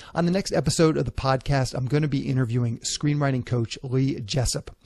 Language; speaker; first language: English; native; English